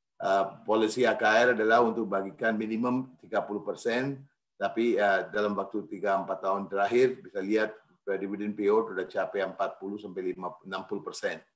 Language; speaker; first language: Indonesian; non-native, fluent; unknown